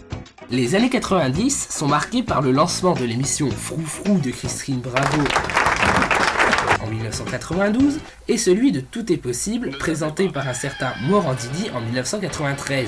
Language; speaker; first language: French; native; French